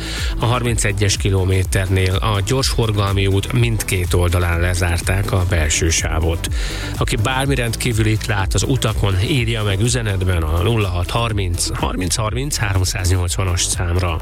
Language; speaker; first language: Hungarian; native; Hungarian